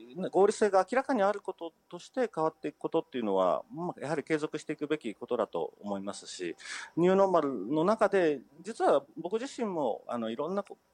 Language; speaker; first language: Japanese; native; Japanese